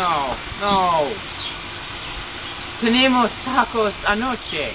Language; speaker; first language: Spanish; non-native, learner; English